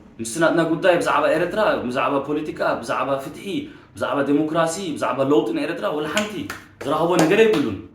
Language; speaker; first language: Tigrinya; early bilingual, heritage; Tigrinya